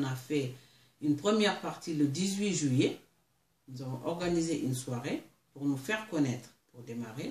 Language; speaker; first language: French; non-native, local second language; Mandingo